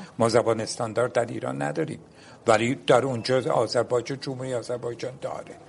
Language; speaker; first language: Persian; non-native, local second language; Azerbaijani